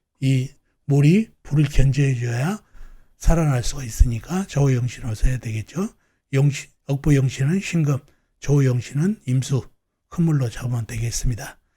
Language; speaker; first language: Korean; native; Korean